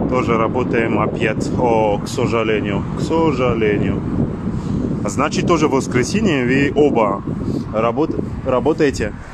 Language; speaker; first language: Russian; non-native, learner; French